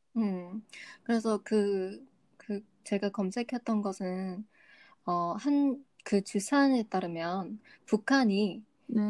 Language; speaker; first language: Korean; non-native, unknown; Vietnamese